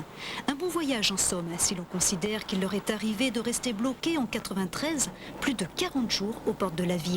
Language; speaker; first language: French; native; French